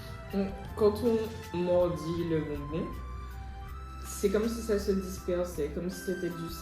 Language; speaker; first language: French; native; French